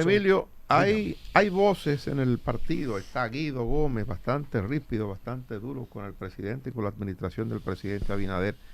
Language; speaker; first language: Spanish; native; Spanish